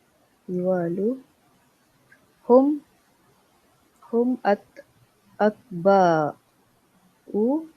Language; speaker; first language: Arabic; non-native, learner; Malay